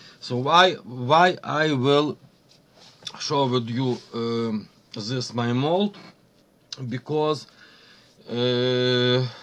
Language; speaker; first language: English; non-native, learner; Ukrainian